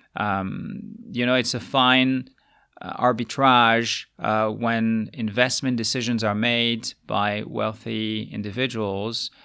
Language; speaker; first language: English; non-native, fluent; French